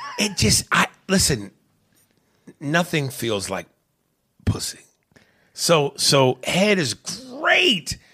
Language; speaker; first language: English; native; English